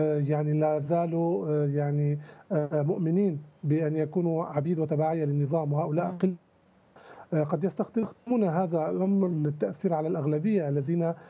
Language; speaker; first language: Arabic; native; Arabic